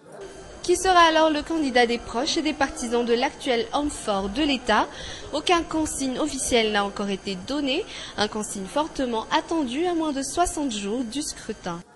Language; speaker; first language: French; non-native, local second language; Malagasy